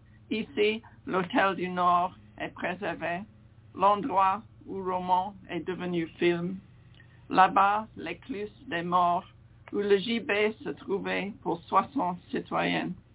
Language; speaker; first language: French; non-native, fluent; English